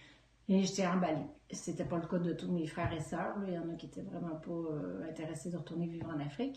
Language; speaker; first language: French; native; French